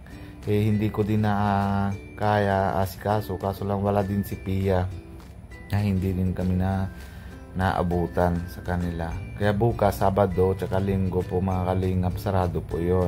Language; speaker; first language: Filipino; non-native, learner; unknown